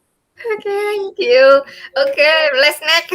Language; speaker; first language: English; non-native, learner; Vietnamese